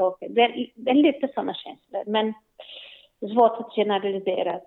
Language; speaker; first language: Swedish; non-native, learner; Portuguese